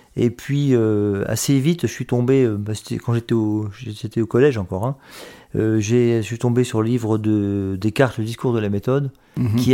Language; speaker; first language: French; native; French